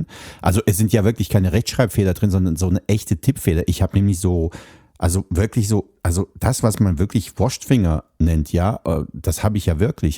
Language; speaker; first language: German; native; German